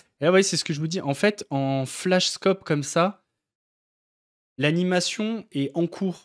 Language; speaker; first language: French; native; French